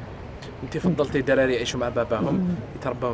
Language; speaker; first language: Arabic; native; Arabic